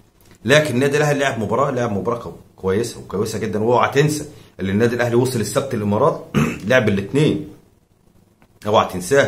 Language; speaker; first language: Arabic; native; Arabic